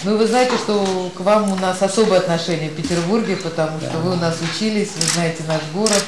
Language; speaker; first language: Russian; native; Russian